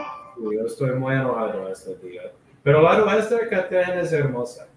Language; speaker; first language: Spanish; non-native, learner; English